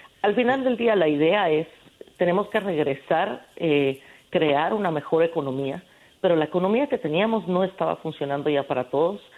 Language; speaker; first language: Spanish; early bilingual, heritage; Spanish